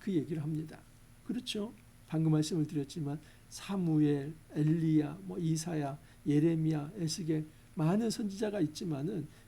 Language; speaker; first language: Korean; native; Korean